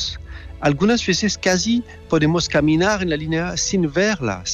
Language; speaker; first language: Spanish; non-native, fluent; French